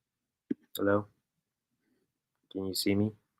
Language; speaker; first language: English; native; English